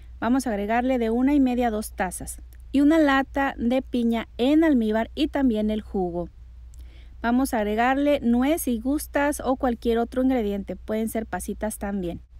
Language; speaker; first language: Spanish; native; Spanish